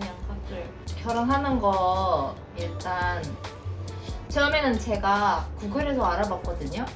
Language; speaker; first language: Korean; non-native, fluent; Indonesian